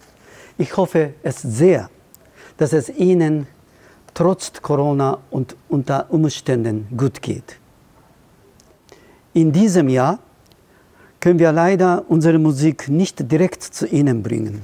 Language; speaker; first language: German; non-native, fluent; Japanese